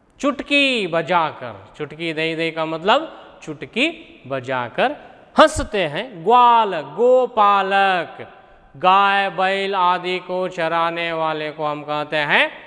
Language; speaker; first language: Hindi; non-native, local second language; Kannada